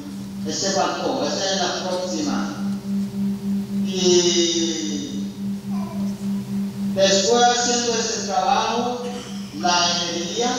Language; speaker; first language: Spanish; non-native, local second language; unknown